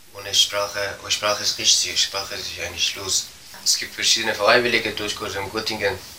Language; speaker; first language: German; non-native, learner; Persian